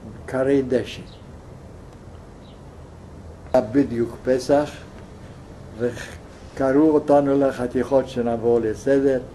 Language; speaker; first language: Hebrew; non-native, fluent; Yiddish